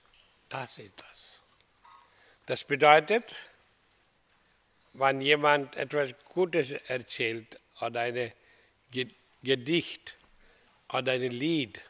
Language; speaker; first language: German; non-native, learner; Hindi